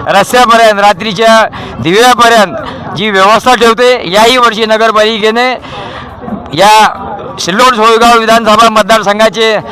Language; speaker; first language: Marathi; native; Marathi